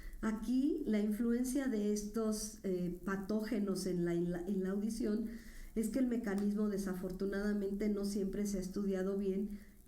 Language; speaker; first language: Spanish; native; Spanish